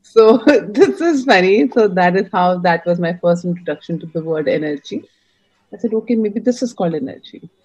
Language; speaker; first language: English; non-native, local second language; Hindi